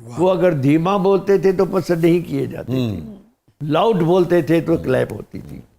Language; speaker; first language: Urdu; non-native, local second language; Sindhi